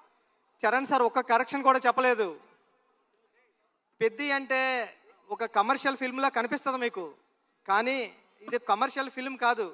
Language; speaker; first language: Telugu; native; Telugu